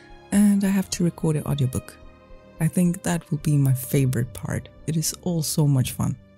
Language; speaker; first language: English; non-native, fluent; Swedish